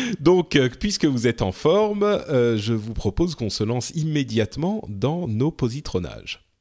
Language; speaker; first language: French; native; French